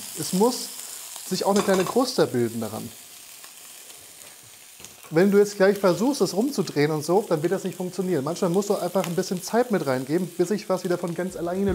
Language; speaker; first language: German; native; German